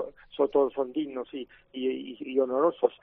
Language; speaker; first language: Spanish; non-native, local second language; Catalan